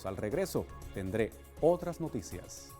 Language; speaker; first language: Spanish; native; Spanish